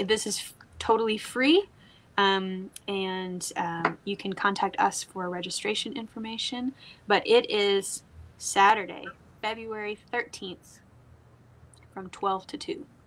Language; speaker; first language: English; native; English